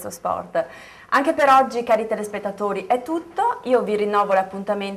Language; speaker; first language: Italian; native; Italian